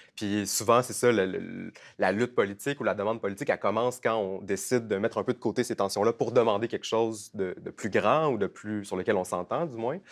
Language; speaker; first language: French; native; French